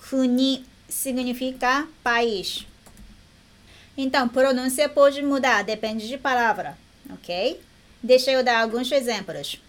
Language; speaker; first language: Portuguese; non-native, learner; Japanese